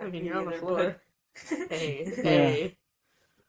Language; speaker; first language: English; native; English